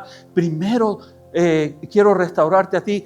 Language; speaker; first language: Spanish; native; Spanish